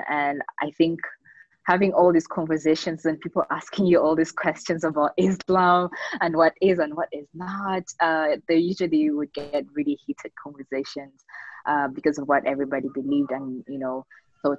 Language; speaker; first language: English; non-native, local second language; Ganda